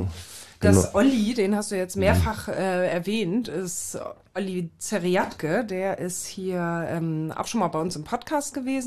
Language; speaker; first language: German; native; German